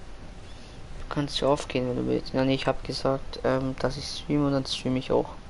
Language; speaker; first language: German; native; German